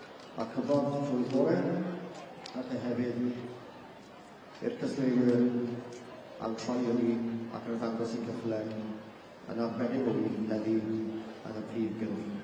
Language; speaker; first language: Welsh; native; Welsh